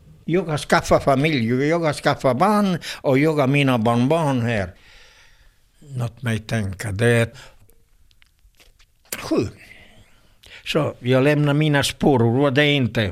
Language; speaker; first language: Swedish; non-native, fluent; Italian